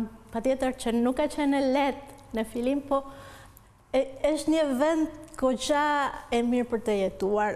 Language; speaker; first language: Albanian; non-native, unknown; Spanish